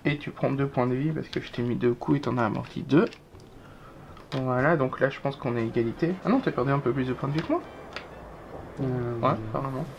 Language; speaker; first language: French; native; French